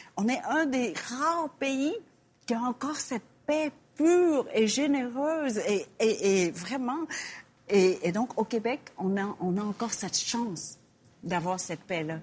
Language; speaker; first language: French; early bilingual, other home language; Vietnamese